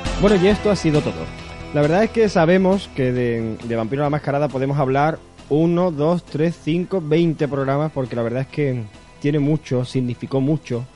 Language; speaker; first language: Spanish; native; Spanish